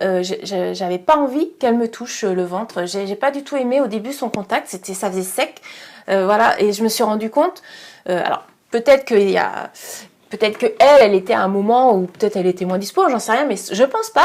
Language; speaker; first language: French; native; French